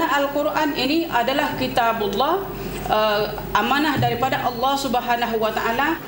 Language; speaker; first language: Malay; non-native, local second language; Central Dusun